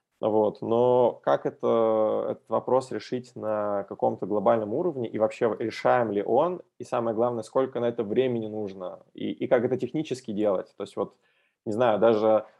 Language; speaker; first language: Russian; native; Russian